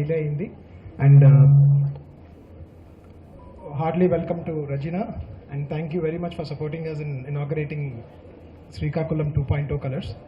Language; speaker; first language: Telugu; native; Telugu